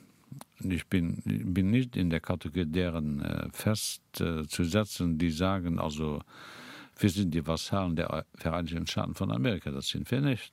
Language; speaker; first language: German; non-native, local second language; Luxembourgish